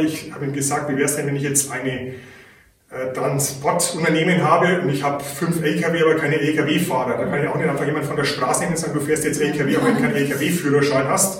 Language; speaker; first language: German; native; German